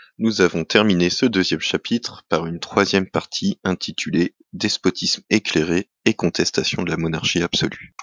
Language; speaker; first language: French; native; French